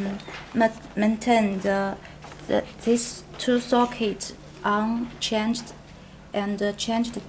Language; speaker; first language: English; non-native, learner; Chinese